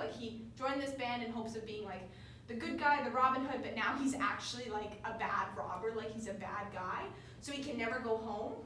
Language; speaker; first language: English; native; English